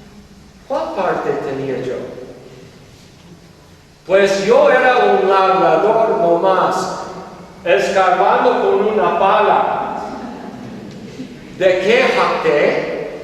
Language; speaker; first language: Spanish; non-native, fluent; English